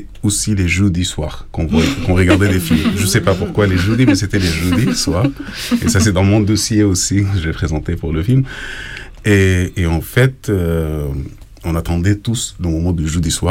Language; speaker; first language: French; non-native, fluent; Arabic